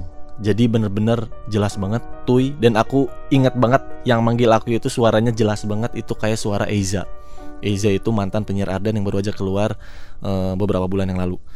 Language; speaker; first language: Indonesian; native; Indonesian